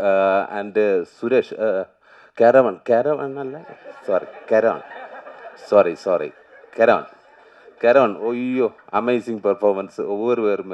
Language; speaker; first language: Tamil; non-native, learner; Malayalam